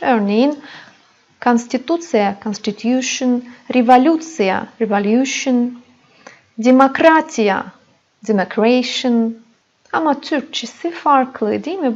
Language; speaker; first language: Turkish; non-native, fluent; Russian